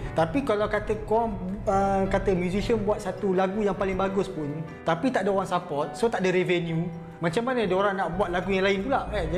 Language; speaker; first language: Malay; native; Malay